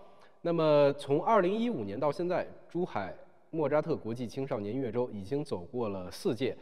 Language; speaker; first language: Chinese; native; Chinese